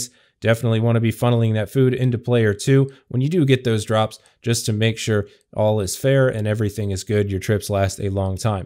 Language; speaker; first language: English; native; English